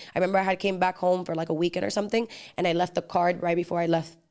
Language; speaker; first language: English; early bilingual, other home language; Spanish